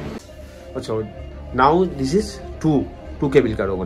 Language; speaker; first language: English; non-native, local second language; Bangla